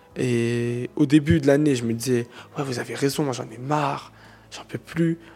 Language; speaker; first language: French; native; French